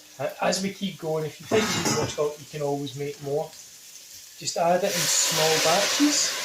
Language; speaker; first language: English; native; English